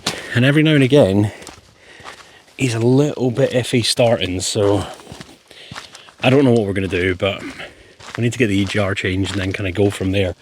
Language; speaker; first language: English; native; English